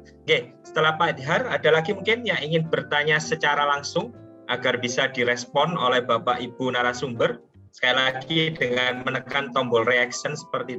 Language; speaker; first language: Indonesian; non-native, local second language; Javanese